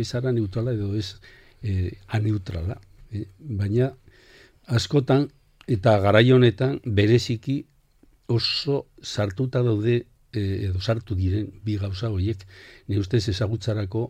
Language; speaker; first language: Basque; non-native, local second language; Spanish